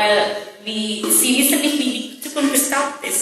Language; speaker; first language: German; non-native, learner; Indonesian